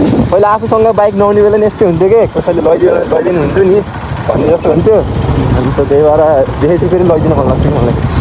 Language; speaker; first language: Nepali; native; Nepali